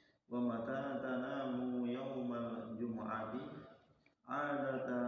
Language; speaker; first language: Arabic; non-native, learner; Indonesian